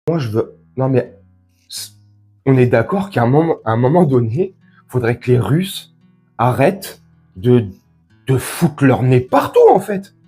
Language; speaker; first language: French; native; French